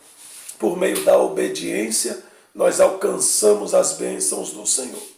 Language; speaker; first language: Portuguese; native; Portuguese